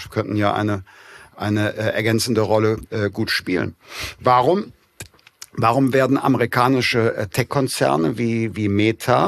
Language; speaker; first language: German; native; German